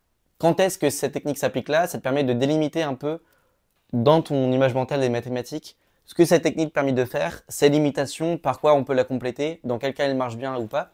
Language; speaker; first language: French; native; French